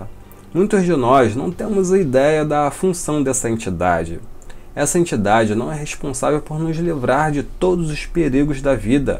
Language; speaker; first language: Portuguese; native; Portuguese